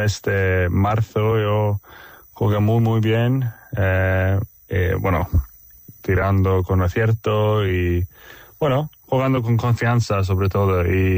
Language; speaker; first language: Spanish; non-native, fluent; Swedish